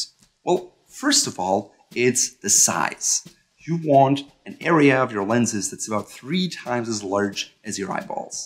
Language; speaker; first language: English; non-native, fluent; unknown